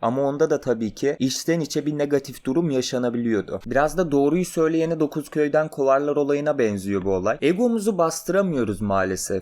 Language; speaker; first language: Turkish; native; Turkish